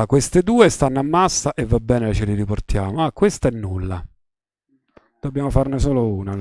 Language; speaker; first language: Italian; native; Italian